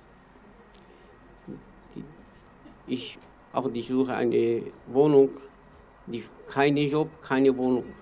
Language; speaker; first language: German; non-native, learner; Kurdish